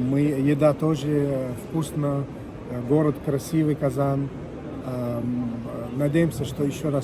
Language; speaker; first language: Russian; non-native, fluent; Arabic